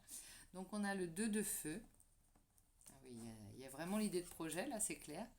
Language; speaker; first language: French; native; French